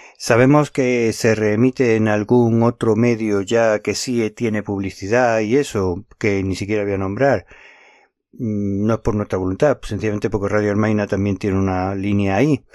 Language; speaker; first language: Spanish; native; Spanish